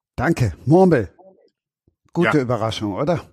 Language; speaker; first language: German; native; German